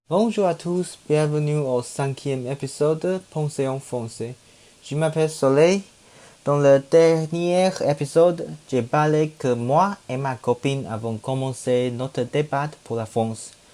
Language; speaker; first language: French; non-native, learner; Chinese